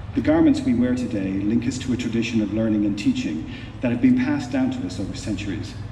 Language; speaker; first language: English; native; English